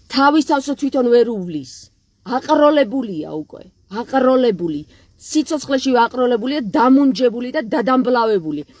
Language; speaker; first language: Georgian; native; Georgian